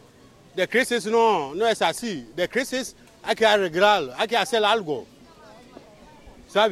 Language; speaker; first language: Spanish; non-native, learner; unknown